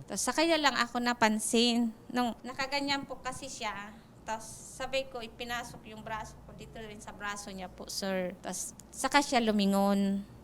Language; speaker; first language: Filipino; non-native, local second language; Bikol